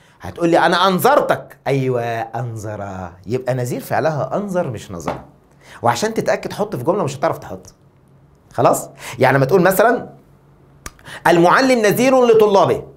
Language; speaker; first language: Arabic; native; Arabic